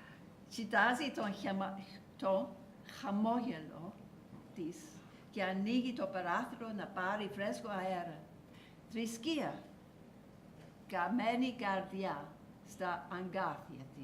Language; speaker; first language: Greek; non-native, learner; English